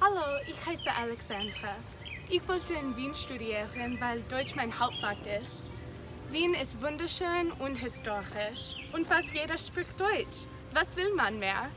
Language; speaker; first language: German; non-native, fluent; English